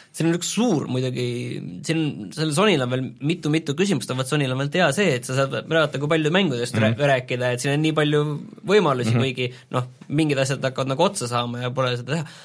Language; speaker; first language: Estonian; native; Estonian